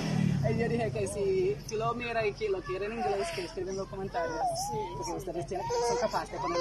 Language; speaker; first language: Spanish; non-native, fluent; English